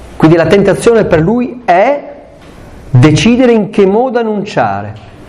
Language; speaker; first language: Italian; non-native, local second language; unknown